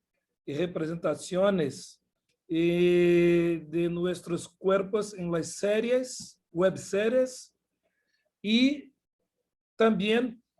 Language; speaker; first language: Spanish; non-native, learner; Portuguese